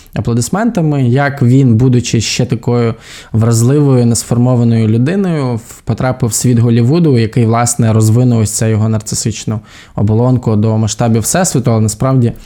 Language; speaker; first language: Ukrainian; native; Ukrainian